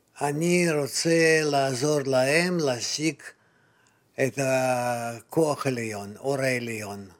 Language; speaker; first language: Hebrew; non-native, fluent; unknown